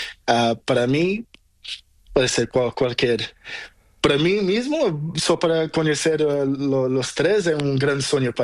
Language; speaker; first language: Spanish; non-native, learner; Portuguese